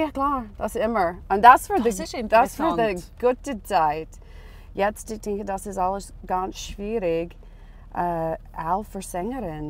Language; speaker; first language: German; non-native, learner; English